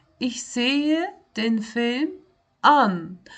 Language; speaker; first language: German; non-native, fluent; Turkish